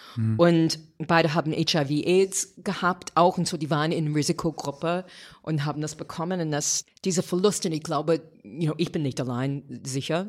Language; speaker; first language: German; non-native, fluent; English